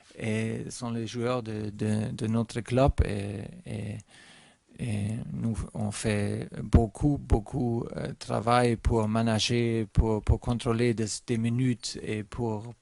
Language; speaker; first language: French; non-native, learner; German